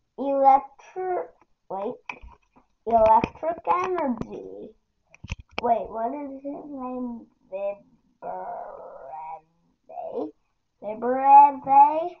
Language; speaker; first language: English; native; English